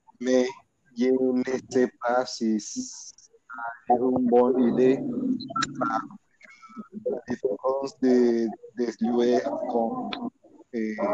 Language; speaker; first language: French; non-native, learner; Spanish